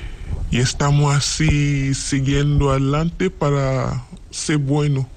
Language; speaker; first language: Spanish; non-native, learner; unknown